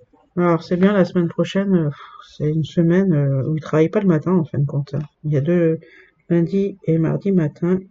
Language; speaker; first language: French; native; French